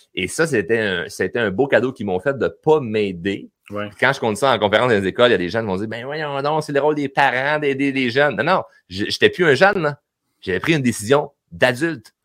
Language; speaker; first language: French; native; French